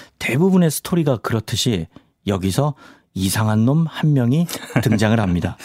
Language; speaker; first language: Korean; native; Korean